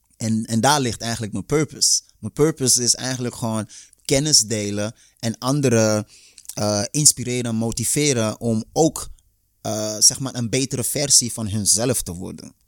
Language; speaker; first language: Dutch; early bilingual, other home language; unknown